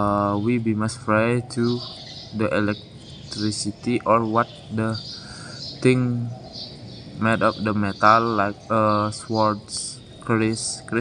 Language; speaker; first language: English; non-native, learner; Indonesian